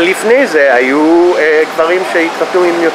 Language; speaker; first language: Hebrew; non-native, fluent; English